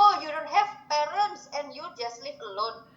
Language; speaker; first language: English; non-native, learner; Indonesian